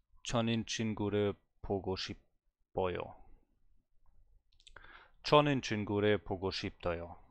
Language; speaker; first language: Korean; non-native, learner; German